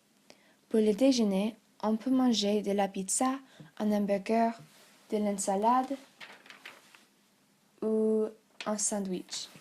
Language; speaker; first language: French; non-native, learner; English